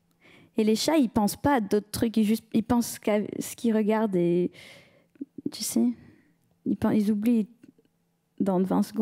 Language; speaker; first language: French; early bilingual, heritage; French